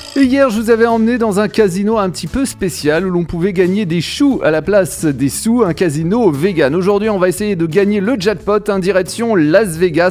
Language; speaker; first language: French; native; French